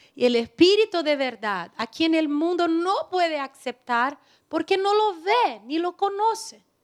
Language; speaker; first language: Spanish; non-native, fluent; Portuguese